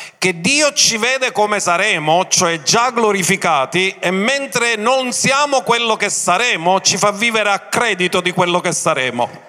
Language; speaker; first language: Italian; native; Italian